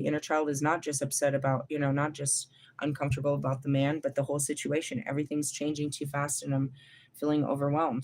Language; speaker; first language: English; native; English